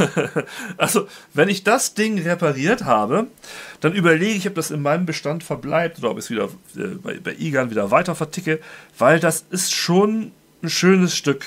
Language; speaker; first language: German; native; German